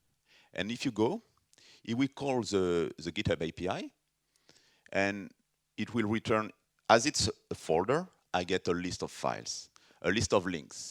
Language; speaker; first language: English; non-native, fluent; French